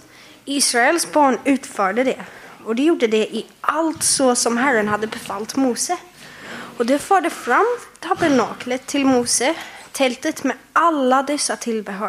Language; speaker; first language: Swedish; native; Swedish